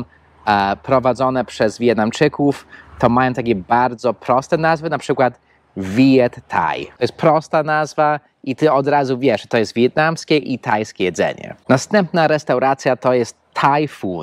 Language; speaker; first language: Polish; non-native, fluent; English